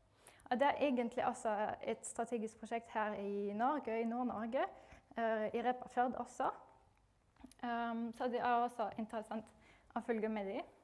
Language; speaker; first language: Norwegian; non-native, fluent; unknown